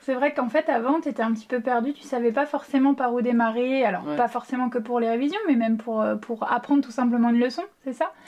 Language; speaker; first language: French; native; French